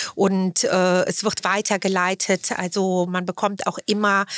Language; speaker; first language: German; native; German